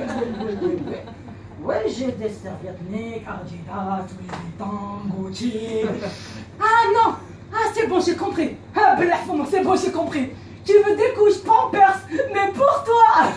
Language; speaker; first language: French; native; French